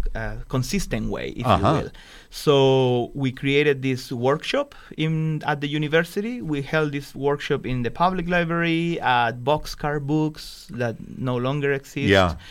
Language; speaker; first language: English; non-native, fluent; Spanish